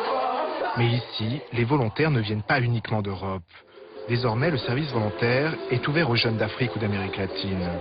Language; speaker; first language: French; native; French